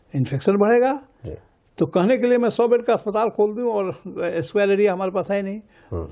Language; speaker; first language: Hindi; native; Hindi